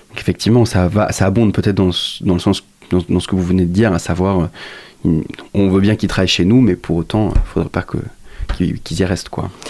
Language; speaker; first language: French; native; French